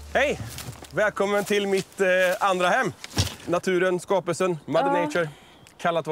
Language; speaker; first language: Swedish; native; Swedish